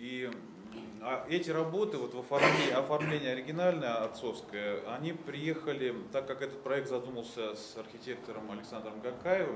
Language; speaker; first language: Russian; native; Russian